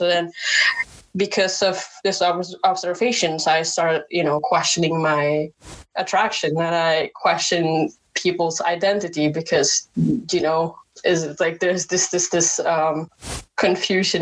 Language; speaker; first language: English; non-native, fluent; Indonesian